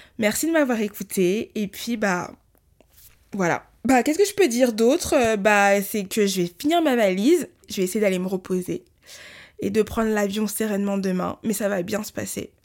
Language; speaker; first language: French; early bilingual, other home language; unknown